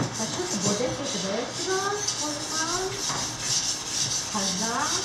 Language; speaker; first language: Hebrew; non-native, learner; Russian